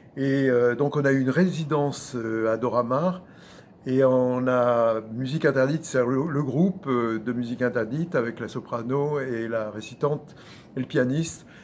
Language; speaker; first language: French; native; French